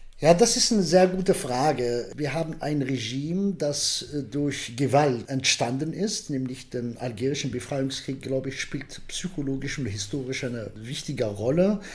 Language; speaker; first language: German; non-native, fluent; Arabic